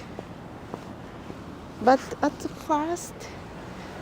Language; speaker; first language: English; non-native, learner; Japanese